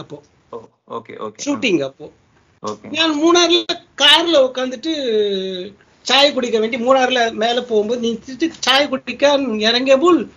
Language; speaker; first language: Tamil; early bilingual, heritage; Tamil